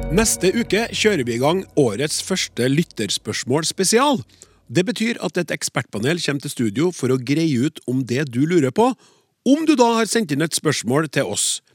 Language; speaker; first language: Norwegian; native; Norwegian